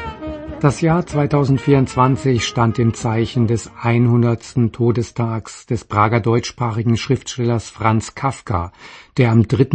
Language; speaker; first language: German; native; German